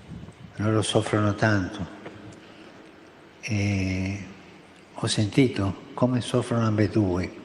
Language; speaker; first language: Italian; non-native, fluent; Spanish